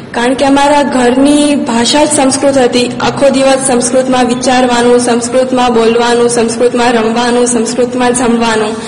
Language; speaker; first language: Gujarati; non-native, local second language; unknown